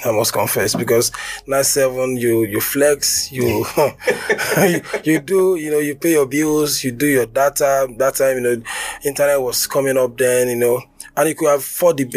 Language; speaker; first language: English; non-native, local second language; Yoruba